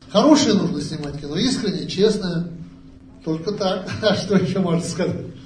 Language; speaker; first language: Russian; native; Russian